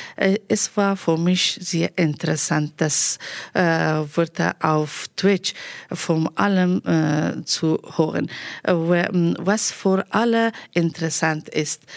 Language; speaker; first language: German; non-native, learner; Persian